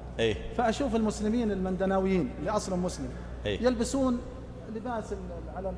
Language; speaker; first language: Arabic; native; Arabic